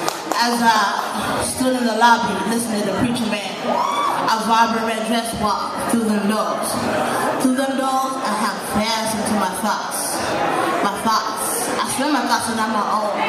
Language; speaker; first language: English; native; English